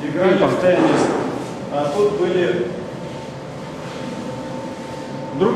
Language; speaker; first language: Polish; non-native, learner; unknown